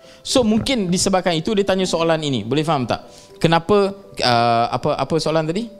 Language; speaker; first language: Malay; non-native, local second language; Tamil